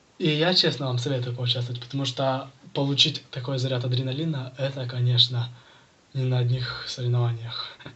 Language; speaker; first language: Russian; native; Russian